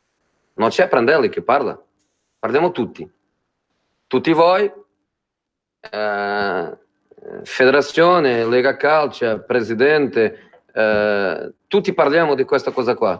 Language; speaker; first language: Italian; non-native, fluent; Spanish